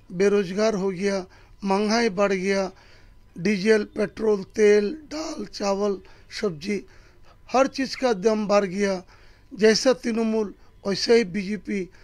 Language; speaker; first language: Hindi; non-native, local second language; Bangla